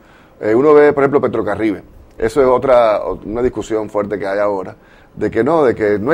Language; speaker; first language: Spanish; native; Spanish